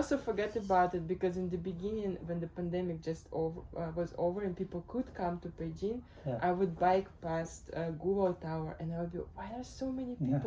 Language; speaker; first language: English; non-native, fluent; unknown